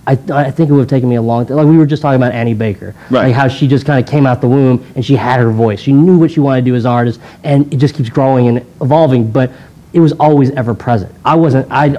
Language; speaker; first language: English; native; English